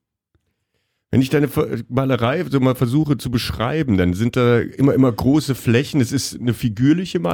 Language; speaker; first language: German; native; German